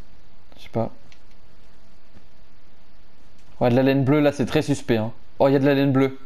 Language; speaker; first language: French; native; French